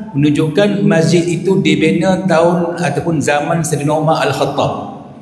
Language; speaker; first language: Malay; native; Malay